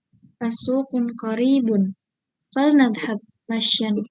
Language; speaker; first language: Arabic; non-native, learner; Indonesian